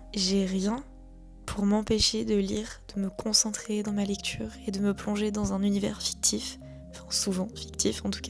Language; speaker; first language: French; native; French